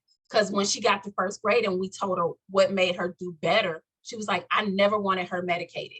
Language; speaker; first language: English; native; English